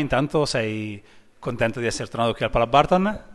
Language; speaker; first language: Italian; native; Italian